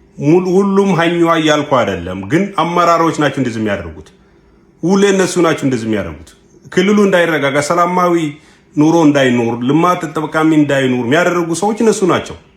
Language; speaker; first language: Amharic; non-native, local second language; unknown